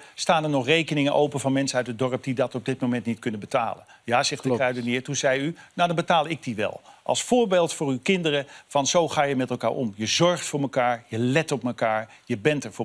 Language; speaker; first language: Dutch; native; Dutch